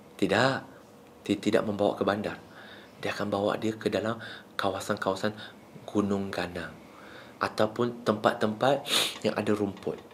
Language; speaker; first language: Malay; non-native, local second language; Chinese